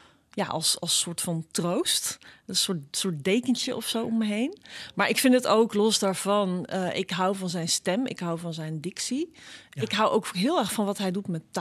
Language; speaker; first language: Dutch; native; Dutch